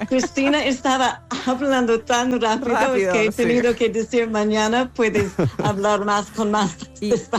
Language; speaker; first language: Spanish; non-native, fluent; English